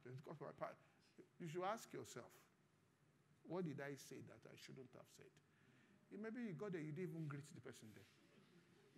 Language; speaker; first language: English; non-native, local second language; Yoruba